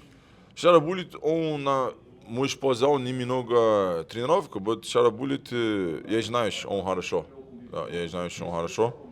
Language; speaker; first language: Russian; non-native, learner; Portuguese